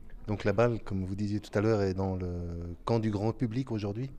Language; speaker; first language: French; native; French